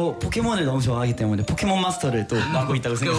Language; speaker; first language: Korean; native; Korean